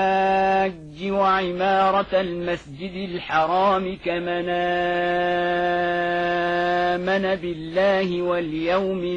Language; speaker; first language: Arabic; native; Arabic